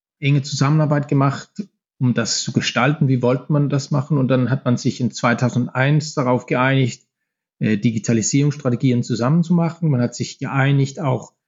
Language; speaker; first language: German; non-native, fluent; Danish